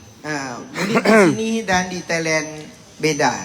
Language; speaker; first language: Indonesian; non-native, learner; Thai